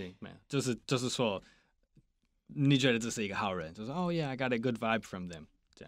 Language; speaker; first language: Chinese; non-native, fluent; English